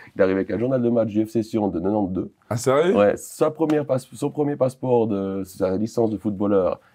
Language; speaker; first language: French; native; French